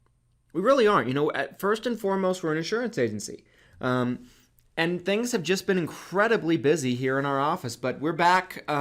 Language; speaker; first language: English; native; English